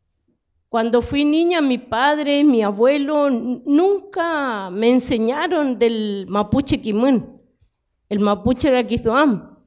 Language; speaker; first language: Spanish; non-native, local second language; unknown